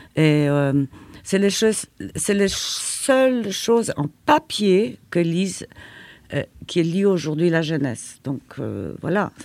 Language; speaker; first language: French; non-native, fluent; Polish